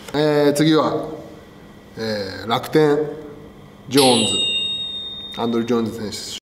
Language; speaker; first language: Japanese; native; Japanese